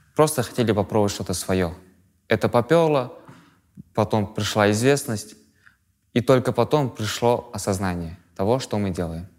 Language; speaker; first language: Russian; non-native, local second language; Kazakh